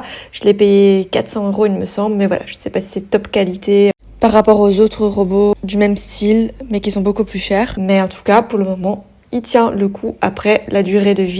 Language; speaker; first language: French; native; French